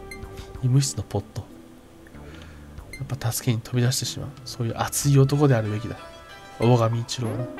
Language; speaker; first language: Japanese; native; Japanese